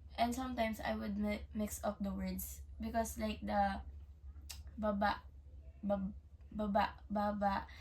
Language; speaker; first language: English; native; English